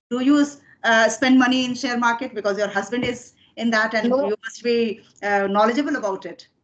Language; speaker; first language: English; non-native, fluent; Hindi